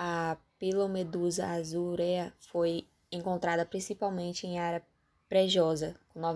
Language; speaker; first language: Portuguese; native; Portuguese